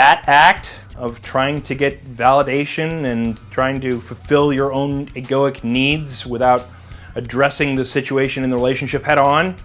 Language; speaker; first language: English; native; English